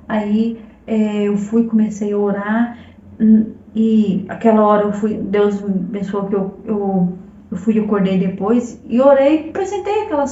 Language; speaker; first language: Portuguese; native; Portuguese